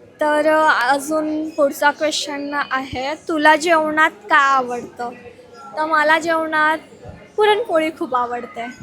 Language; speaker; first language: Marathi; non-native, local second language; Lambadi